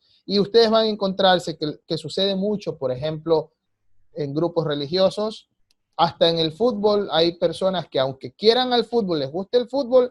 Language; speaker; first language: Spanish; native; Spanish